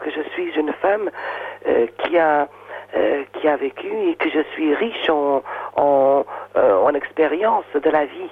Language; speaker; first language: French; non-native, fluent; Portuguese